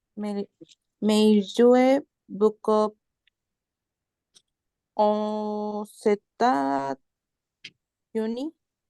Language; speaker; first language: French; non-native, learner; Spanish